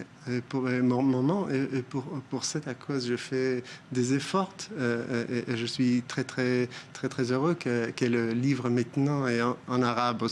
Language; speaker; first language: French; non-native, fluent; Hebrew